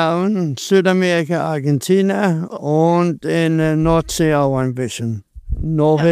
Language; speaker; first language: German; non-native, learner; Danish